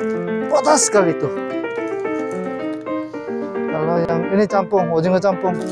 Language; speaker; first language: Indonesian; non-native, fluent; Korean